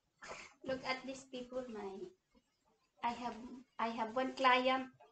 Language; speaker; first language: English; non-native, learner; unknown